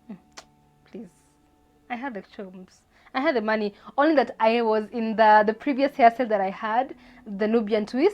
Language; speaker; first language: English; non-native, local second language; Swahili